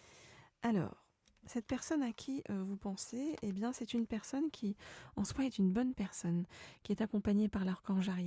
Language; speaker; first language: French; native; French